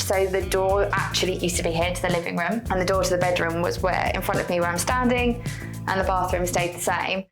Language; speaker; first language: English; native; English